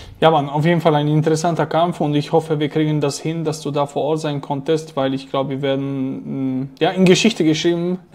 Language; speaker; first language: German; non-native, fluent; Slovak